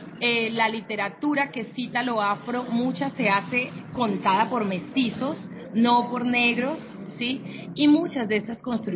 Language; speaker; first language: Spanish; native; Spanish